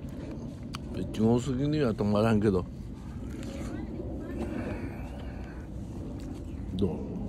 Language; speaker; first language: Japanese; native; Japanese